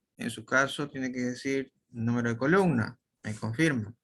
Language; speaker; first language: Spanish; native; Spanish